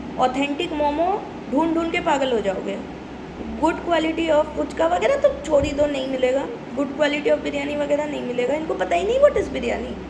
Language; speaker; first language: Hindi; non-native, local second language; Bangla